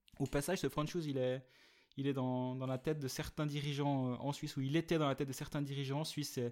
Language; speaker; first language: French; native; French